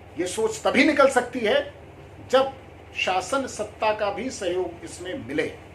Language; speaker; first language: Hindi; native; Hindi